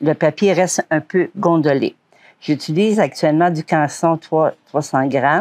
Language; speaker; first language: French; native; French